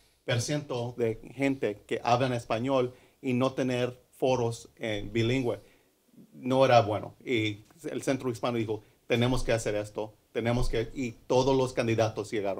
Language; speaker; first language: Spanish; early bilingual, heritage; English